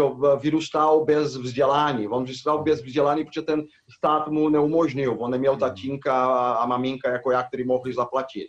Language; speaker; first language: Czech; non-native, fluent; Portuguese